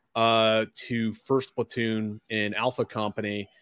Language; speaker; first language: English; native; English